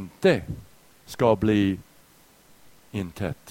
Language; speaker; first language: Swedish; non-native, fluent; English